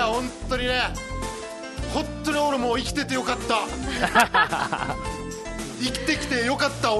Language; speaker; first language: Japanese; native; Japanese